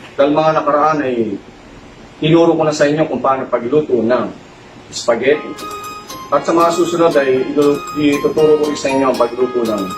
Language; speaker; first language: Filipino; non-native, local second language; Bikol